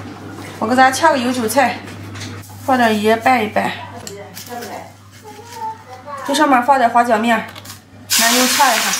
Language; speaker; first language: Chinese; native; Chinese